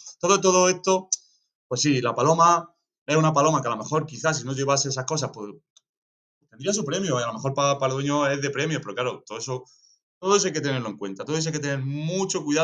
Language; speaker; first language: Spanish; native; Spanish